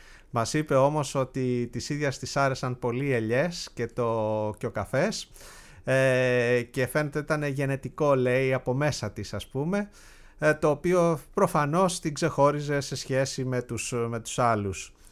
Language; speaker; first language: Greek; native; Greek